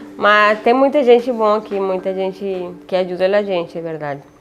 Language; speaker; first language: Portuguese; non-native, learner; Spanish